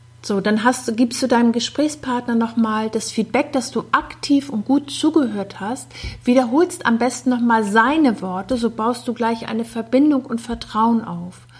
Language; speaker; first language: German; native; German